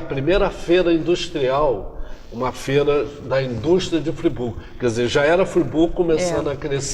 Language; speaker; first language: Portuguese; native; Portuguese